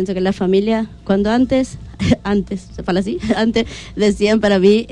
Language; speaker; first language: Portuguese; non-native, learner; Spanish